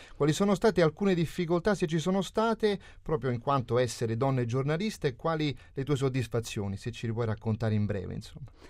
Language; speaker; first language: Italian; native; Italian